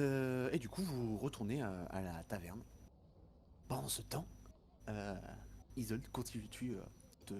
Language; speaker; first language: French; native; French